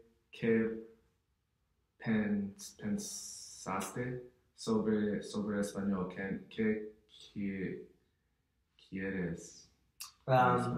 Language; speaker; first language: Spanish; non-native, learner; English